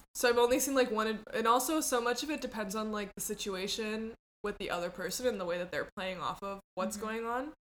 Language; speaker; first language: English; early bilingual, other home language; Spanish